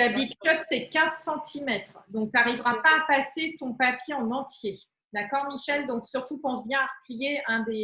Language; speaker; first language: French; native; French